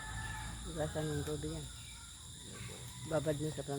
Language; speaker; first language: Filipino; non-native, local second language; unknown